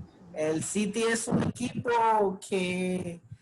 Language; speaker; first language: Spanish; native; Spanish